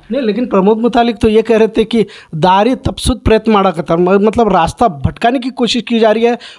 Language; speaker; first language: Hindi; non-native, local second language; Urdu